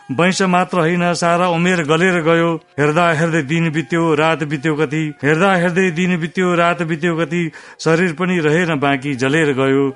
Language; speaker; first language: Nepali; native; Nepali